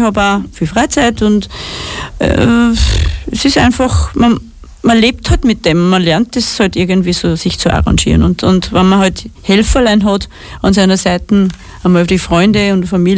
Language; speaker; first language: German; native; German